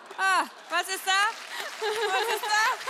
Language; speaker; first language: German; native; German